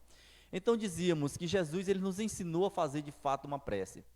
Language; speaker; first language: Portuguese; native; Portuguese